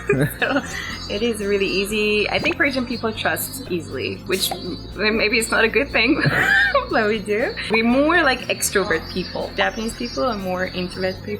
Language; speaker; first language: English; non-native, fluent; Persian